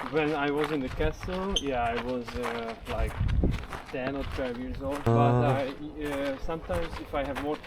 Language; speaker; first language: English; non-native, fluent; Hungarian